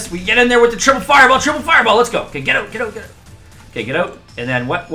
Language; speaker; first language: English; native; English